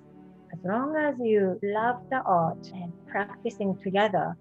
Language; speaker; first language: English; non-native, fluent; Japanese